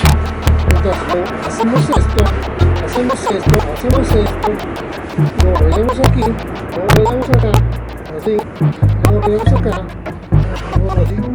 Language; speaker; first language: Spanish; native; Spanish